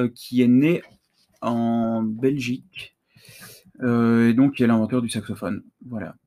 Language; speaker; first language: French; native; French